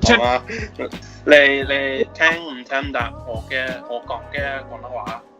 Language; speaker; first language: Cantonese; non-native, learner; English